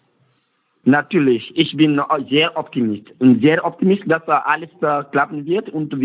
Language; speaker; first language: German; non-native, learner; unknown